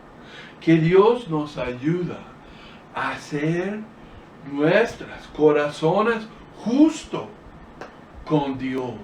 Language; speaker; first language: Spanish; non-native, fluent; English